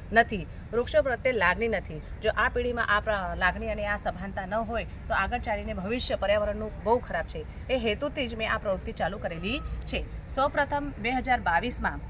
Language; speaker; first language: Gujarati; non-native, local second language; Marathi